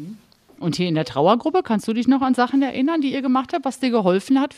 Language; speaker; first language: German; native; German